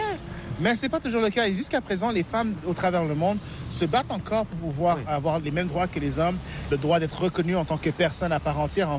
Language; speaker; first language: French; native; French